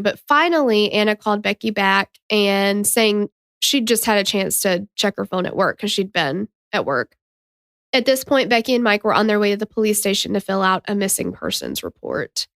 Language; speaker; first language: English; native; English